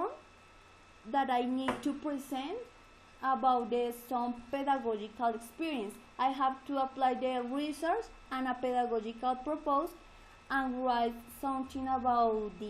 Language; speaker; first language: English; non-native, learner; Spanish